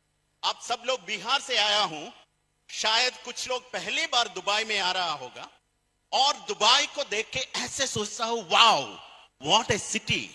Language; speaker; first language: Hindi; non-native, fluent; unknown